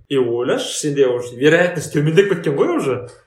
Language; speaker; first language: Russian; non-native, local second language; Kazakh